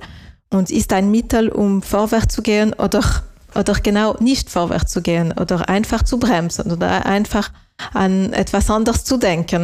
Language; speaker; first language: German; non-native, local second language; French